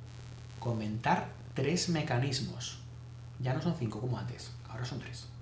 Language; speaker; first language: Spanish; native; Spanish